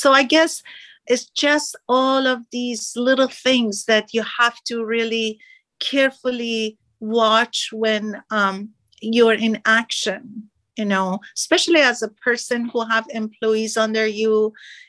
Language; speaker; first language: English; non-native, fluent; Persian